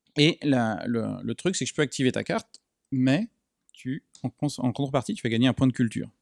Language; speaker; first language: French; native; French